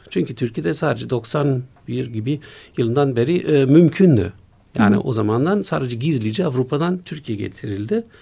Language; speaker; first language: Turkish; non-native, fluent; German